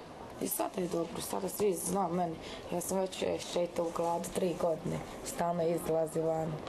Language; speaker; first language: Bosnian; non-native, learner; Chinese